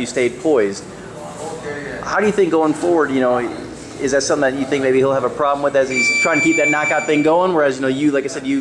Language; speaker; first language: English; native; English